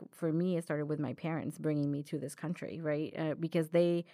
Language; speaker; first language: English; early bilingual, other home language; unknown